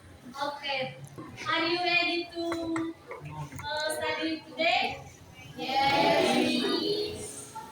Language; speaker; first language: English; non-native, learner; Indonesian